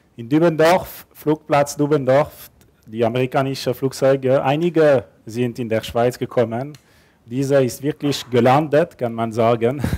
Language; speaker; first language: German; non-native, local second language; French